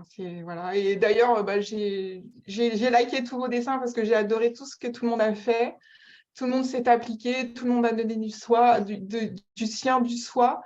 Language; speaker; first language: French; native; French